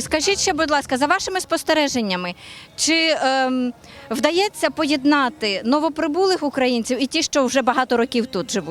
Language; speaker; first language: Ukrainian; native; Ukrainian